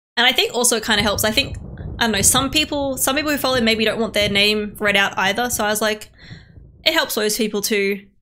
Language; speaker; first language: English; native; English